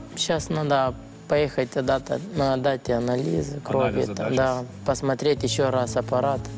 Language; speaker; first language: Russian; non-native, learner; Romanian